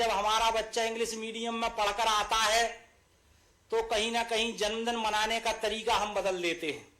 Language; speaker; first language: Hindi; native; Hindi